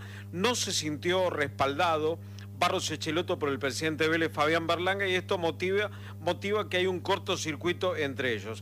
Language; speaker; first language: Spanish; native; Spanish